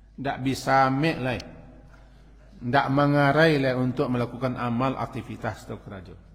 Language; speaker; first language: Malay; non-native, local second language; Minangkabau